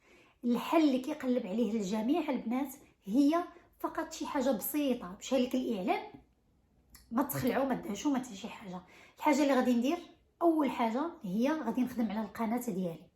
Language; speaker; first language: Arabic; native; Arabic